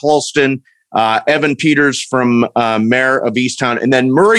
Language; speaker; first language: English; native; English